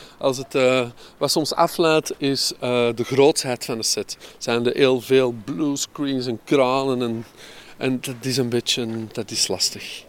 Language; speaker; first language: Dutch; native; Dutch